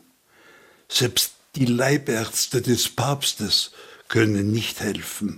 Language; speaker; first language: German; native; German